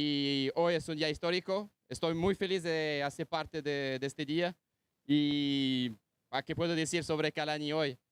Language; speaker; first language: Spanish; non-native, fluent; Portuguese